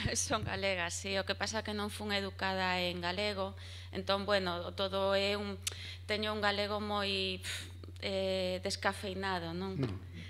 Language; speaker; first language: Galician; non-native, local second language; Spanish